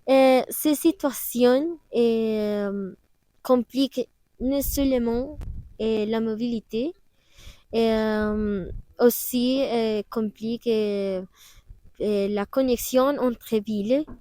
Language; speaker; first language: French; non-native, learner; Spanish